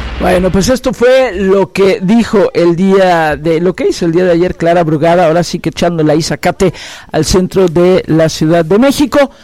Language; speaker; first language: Spanish; native; Spanish